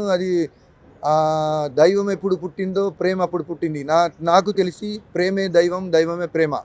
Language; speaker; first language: Telugu; native; Telugu